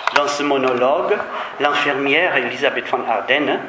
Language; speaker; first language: French; non-native, fluent; German